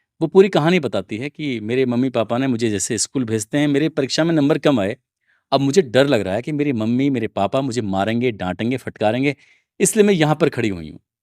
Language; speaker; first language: Hindi; native; Hindi